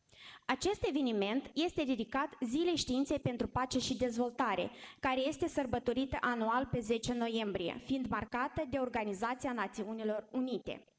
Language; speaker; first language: Romanian; native; Romanian